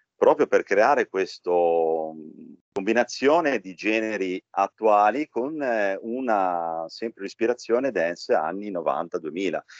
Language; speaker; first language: Italian; native; Italian